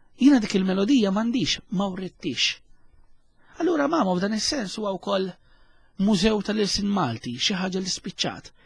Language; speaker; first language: Maltese; native; Maltese